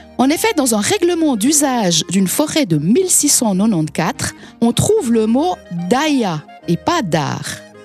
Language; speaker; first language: French; native; French